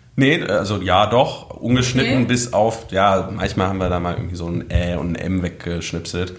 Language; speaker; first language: German; native; German